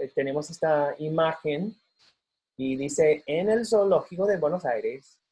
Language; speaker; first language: Spanish; non-native, fluent; English